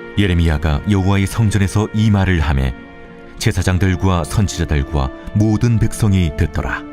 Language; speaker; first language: Korean; native; Korean